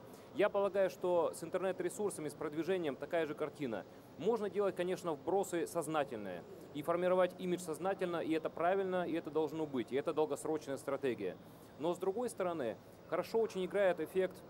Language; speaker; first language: Russian; native; Russian